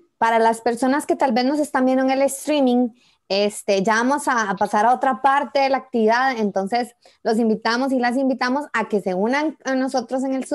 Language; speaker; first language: Spanish; native; Spanish